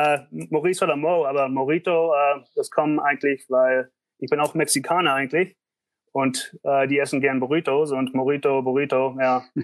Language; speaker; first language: German; early bilingual, heritage; German